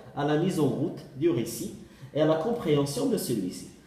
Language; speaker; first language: French; non-native, local second language; Arabic